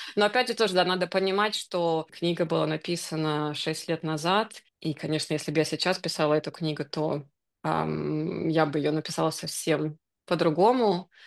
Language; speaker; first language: Russian; native; Russian